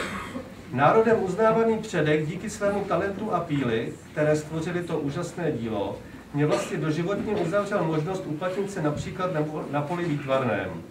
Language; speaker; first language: Czech; native; Czech